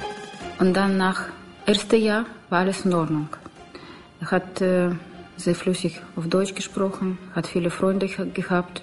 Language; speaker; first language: German; non-native, learner; Russian